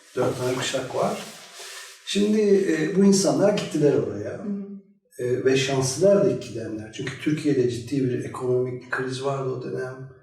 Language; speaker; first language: Turkish; native; Turkish